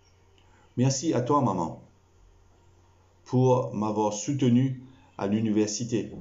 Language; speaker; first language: French; non-native, local second language; Morisyen